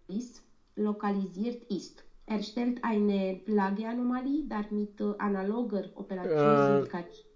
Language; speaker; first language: German; non-native, learner; Romanian